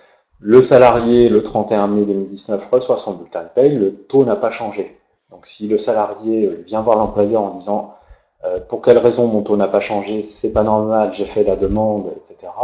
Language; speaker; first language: French; native; French